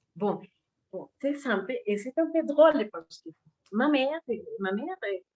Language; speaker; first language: French; non-native, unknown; Spanish